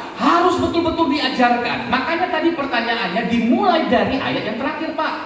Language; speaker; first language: Indonesian; native; Indonesian